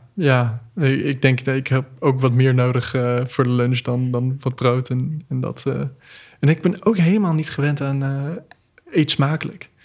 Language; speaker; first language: Dutch; non-native, fluent; English